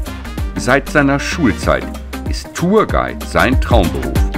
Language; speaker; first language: German; native; German